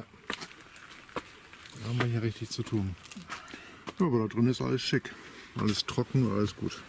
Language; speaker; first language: German; native; German